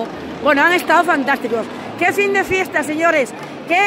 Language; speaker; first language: Spanish; native; Spanish